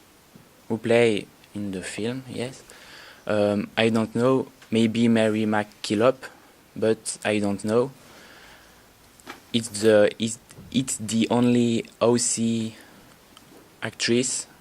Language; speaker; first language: English; non-native, learner; French